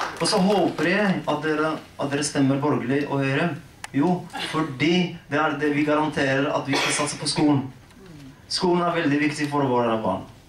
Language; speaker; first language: Norwegian; non-native, fluent; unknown